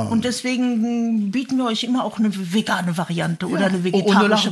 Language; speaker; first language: German; native; German